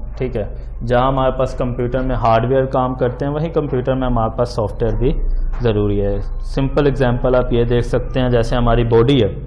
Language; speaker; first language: Urdu; non-native, local second language; Punjabi